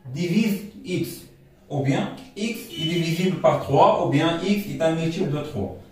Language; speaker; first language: French; non-native, local second language; Arabic